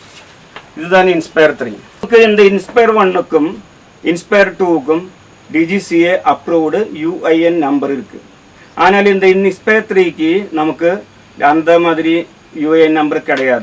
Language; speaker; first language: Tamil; non-native, learner; Malayalam